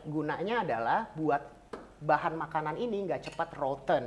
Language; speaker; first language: Indonesian; native; Indonesian